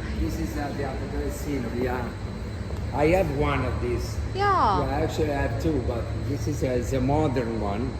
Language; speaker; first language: English; non-native, fluent; Italian